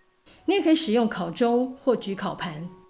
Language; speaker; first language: Chinese; native; Chinese